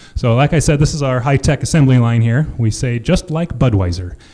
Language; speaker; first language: English; native; English